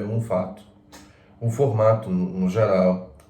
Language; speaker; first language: Portuguese; non-native, fluent; Croatian